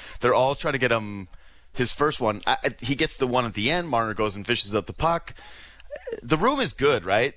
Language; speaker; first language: English; native; English